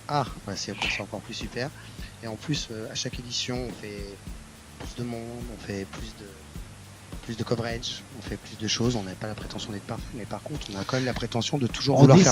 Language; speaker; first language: French; native; French